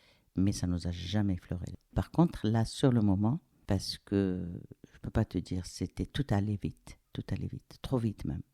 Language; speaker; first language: French; non-native, local second language; Arabic